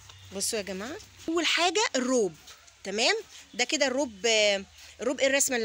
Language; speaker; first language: Arabic; native; Arabic